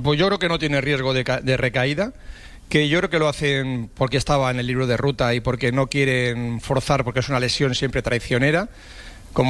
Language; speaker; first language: Spanish; native; Spanish